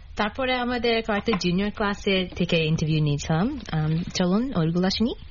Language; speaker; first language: Bangla; early bilingual, heritage; Bangla